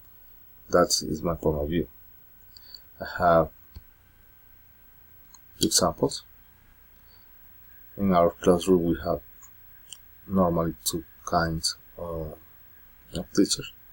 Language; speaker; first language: English; non-native, learner; Spanish